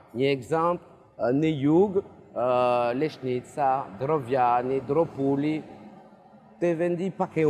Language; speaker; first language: Albanian; non-native, learner; French